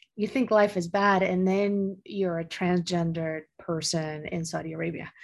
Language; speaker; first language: English; early bilingual, other home language; Spanish